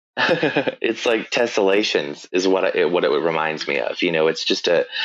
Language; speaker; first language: English; native; English